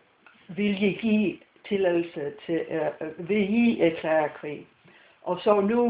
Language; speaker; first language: Danish; non-native, fluent; English